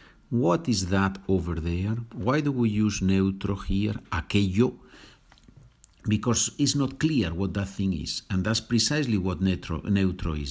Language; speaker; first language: English; non-native, fluent; Spanish